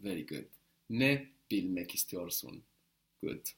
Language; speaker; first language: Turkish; non-native, fluent; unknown